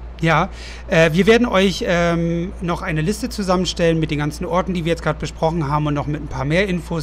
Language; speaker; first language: German; native; German